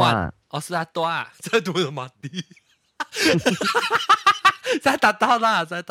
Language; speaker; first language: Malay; non-native, local second language; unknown